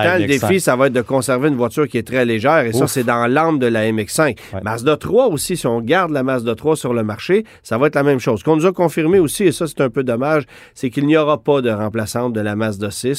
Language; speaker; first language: French; native; French